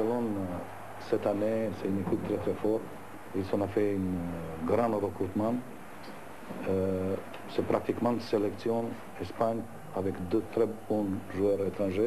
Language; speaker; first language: French; non-native, learner; Croatian